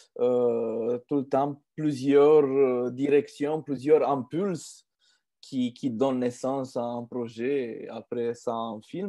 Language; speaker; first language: French; non-native, fluent; Romanian